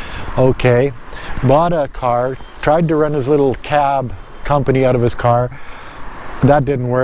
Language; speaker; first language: English; native; English